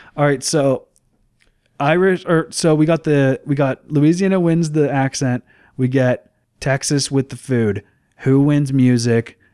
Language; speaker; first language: English; native; English